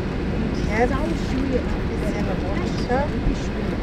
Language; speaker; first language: German; native; German